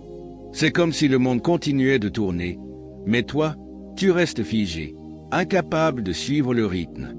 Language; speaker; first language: French; native; French